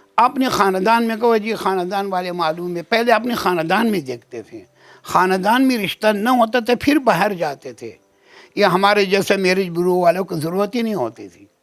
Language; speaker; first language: Urdu; non-native, local second language; Pashto